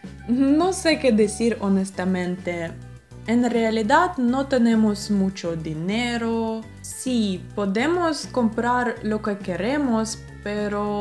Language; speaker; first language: Spanish; non-native, fluent; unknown